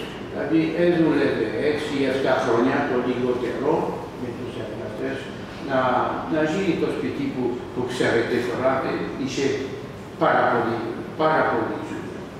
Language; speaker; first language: Greek; non-native, learner; French